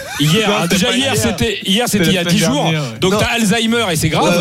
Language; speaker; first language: French; native; French